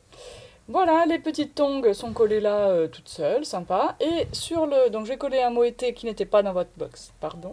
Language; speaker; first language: French; native; French